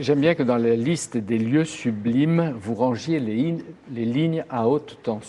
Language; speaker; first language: French; native; French